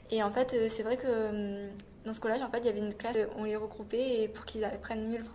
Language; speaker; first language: French; native; French